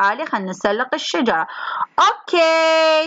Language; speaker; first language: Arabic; native; Arabic